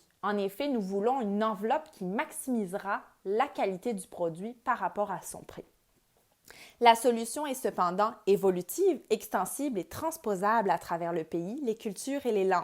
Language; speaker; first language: French; native; French